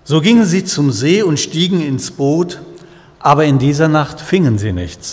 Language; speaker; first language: German; native; German